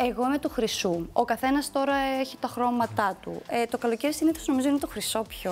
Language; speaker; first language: Greek; native; Greek